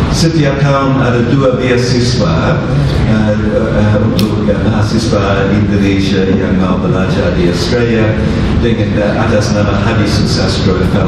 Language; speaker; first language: Indonesian; non-native, fluent; English